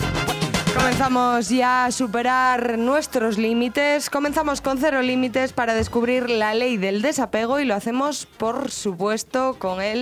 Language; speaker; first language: Spanish; native; Spanish